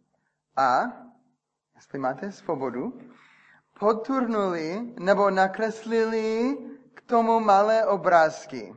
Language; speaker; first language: Czech; non-native, fluent; English